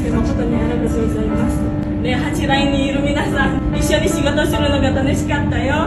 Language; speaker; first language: Japanese; non-native, fluent; Indonesian